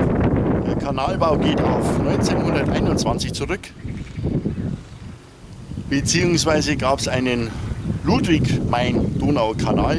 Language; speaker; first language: German; native; German